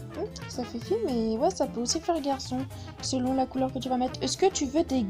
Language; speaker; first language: French; native; French